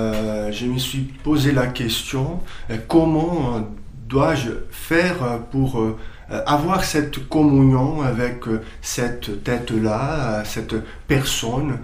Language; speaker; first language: French; non-native, fluent; Portuguese